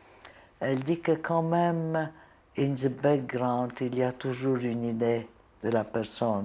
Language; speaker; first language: French; non-native, fluent; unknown